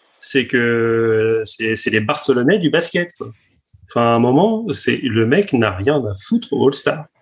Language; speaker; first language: French; native; French